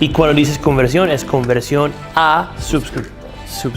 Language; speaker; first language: Spanish; non-native, fluent; English